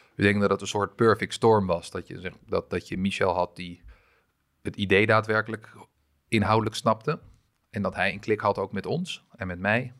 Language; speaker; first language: Dutch; early bilingual, other home language; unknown